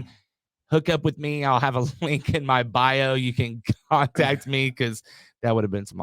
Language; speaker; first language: English; native; English